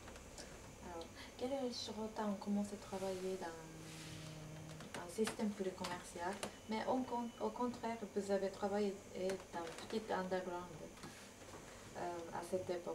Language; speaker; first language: French; non-native, learner; Japanese